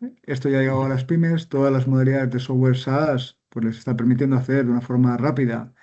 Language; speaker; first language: Spanish; native; Spanish